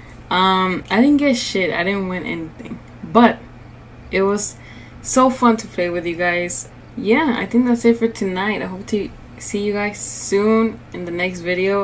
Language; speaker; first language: English; early bilingual, other home language; Spanish